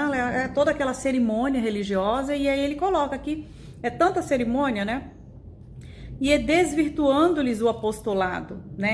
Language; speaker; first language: Portuguese; native; Portuguese